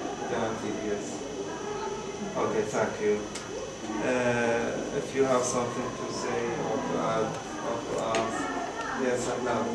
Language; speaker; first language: English; non-native, fluent; Arabic